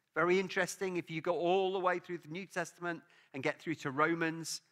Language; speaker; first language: English; native; English